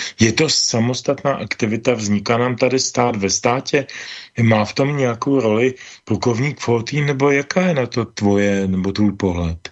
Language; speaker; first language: Czech; native; Czech